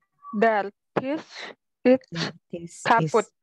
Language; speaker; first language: German; non-native, learner; Indonesian